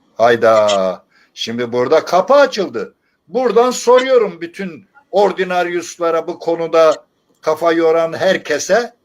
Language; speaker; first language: Turkish; non-native, local second language; Zaza